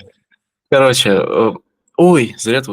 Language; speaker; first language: Russian; native; Russian